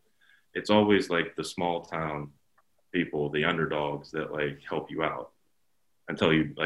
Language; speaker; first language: English; native; English